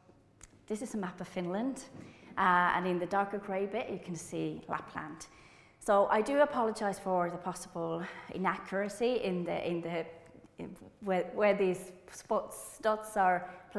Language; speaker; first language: English; non-native, fluent; Finnish